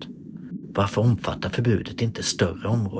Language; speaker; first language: Swedish; native; Swedish